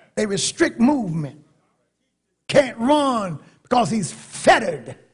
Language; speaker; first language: English; native; English